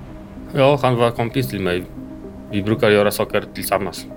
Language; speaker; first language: Swedish; non-native, learner; Polish